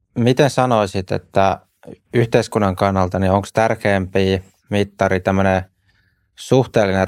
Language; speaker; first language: Finnish; native; Finnish